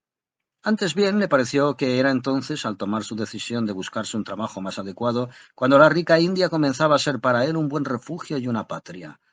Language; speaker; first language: Spanish; native; Spanish